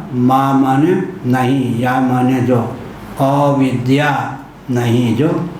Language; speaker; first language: Hindi; non-native, local second language; Maithili